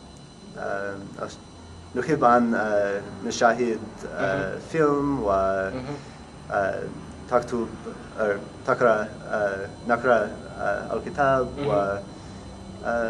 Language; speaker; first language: Arabic; non-native, learner; English